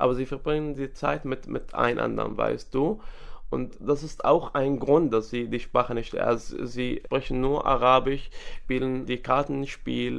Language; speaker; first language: German; non-native, fluent; Arabic